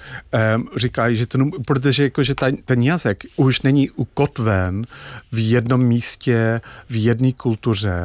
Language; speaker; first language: Czech; non-native, fluent; English